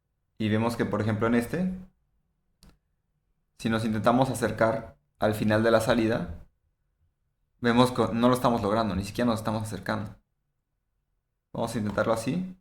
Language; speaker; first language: Spanish; native; Spanish